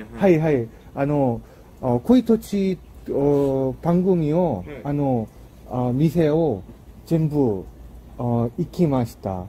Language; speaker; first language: Japanese; non-native, learner; Korean